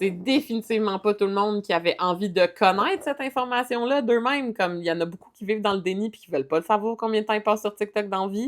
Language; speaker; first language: French; native; French